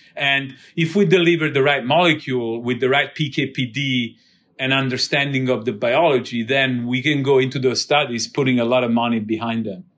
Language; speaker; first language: English; non-native, fluent; Italian